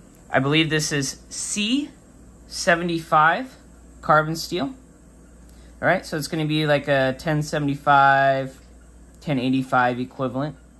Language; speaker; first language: English; native; English